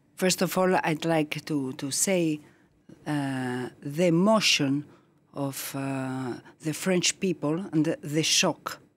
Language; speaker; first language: English; non-native, fluent; Greek